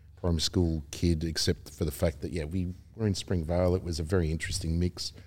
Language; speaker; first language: English; native; English